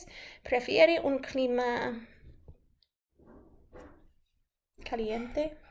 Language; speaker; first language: Spanish; non-native, fluent; English